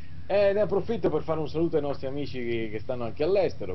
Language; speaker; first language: Italian; native; Italian